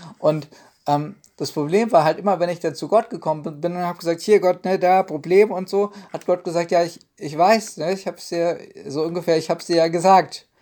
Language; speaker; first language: German; native; German